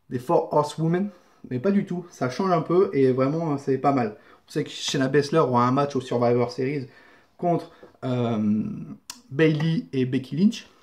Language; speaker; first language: French; native; French